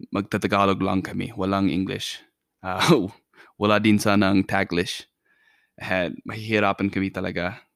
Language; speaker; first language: Filipino; non-native, fluent; English